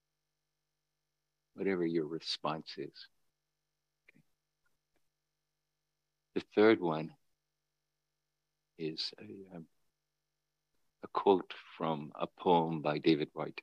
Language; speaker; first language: English; native; English